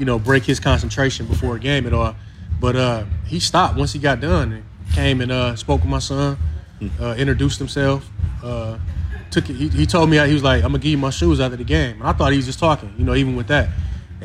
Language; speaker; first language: English; native; English